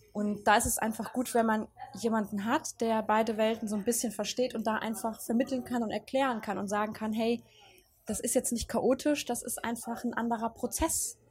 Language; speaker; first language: German; native; German